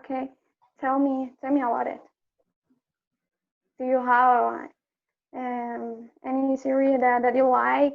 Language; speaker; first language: English; non-native, learner; Spanish